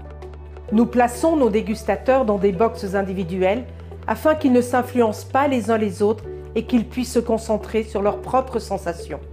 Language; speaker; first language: French; native; French